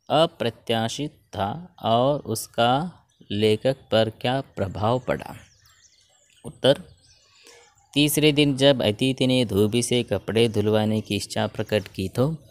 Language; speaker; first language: Hindi; non-native, local second language; Kannada